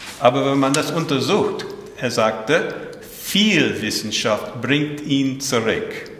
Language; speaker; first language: German; early bilingual, heritage; German